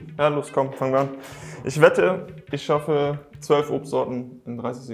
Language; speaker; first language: German; native; German